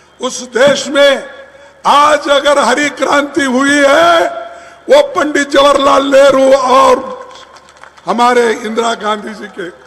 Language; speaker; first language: Hindi; non-native, local second language; Kannada